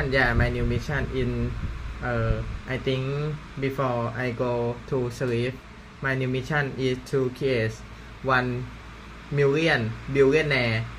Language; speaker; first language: English; non-native, learner; Thai